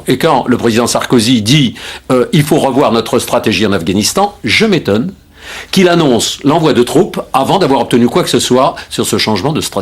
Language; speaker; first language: French; native; French